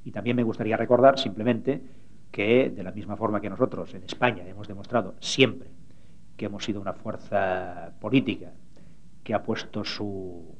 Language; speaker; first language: Spanish; non-native, local second language; Catalan